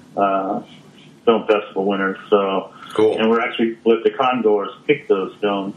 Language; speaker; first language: English; native; English